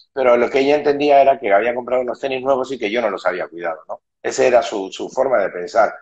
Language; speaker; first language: Spanish; native; Spanish